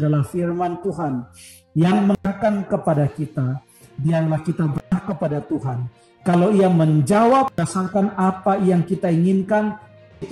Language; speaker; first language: Indonesian; native; Indonesian